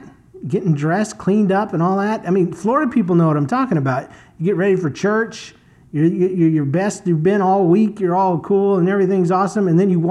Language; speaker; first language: English; native; English